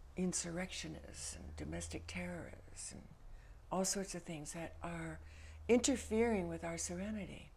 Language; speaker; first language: English; native; English